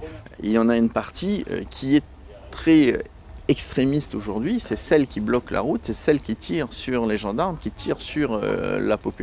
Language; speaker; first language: French; native; French